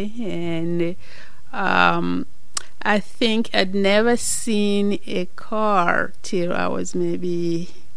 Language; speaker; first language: English; non-native, local second language; Nyanja